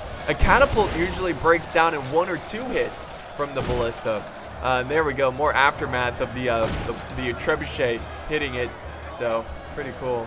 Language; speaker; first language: English; native; English